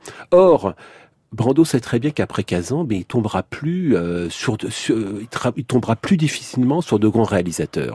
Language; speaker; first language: French; native; French